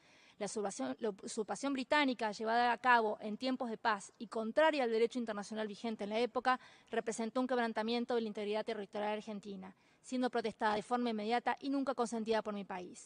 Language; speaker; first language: Spanish; native; Spanish